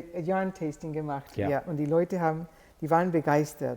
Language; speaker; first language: German; non-native, fluent; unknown